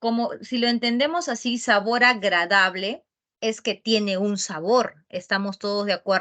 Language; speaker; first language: Spanish; native; Spanish